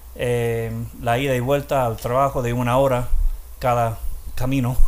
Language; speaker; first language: Spanish; non-native, fluent; English